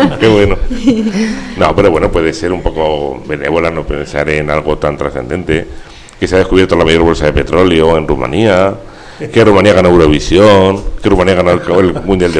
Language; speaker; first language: Spanish; native; Spanish